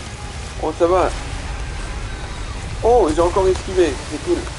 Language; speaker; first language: French; native; French